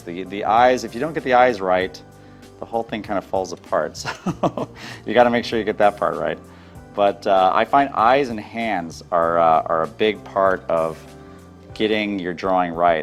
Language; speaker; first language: English; native; English